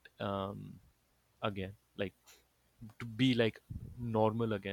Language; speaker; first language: English; non-native, local second language; Bangla